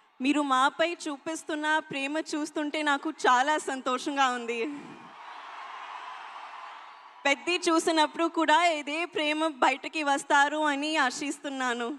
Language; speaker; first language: Telugu; non-native, learner; Hindi